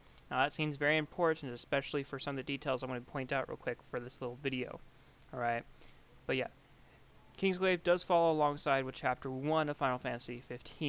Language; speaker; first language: English; native; English